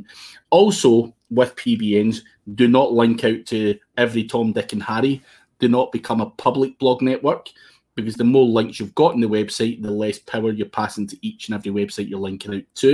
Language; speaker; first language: English; native; English